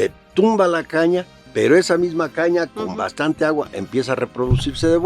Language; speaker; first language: Spanish; native; Spanish